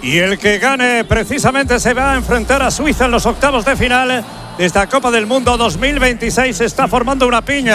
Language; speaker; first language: Spanish; native; Spanish